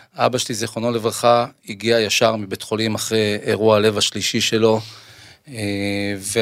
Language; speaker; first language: Hebrew; native; Hebrew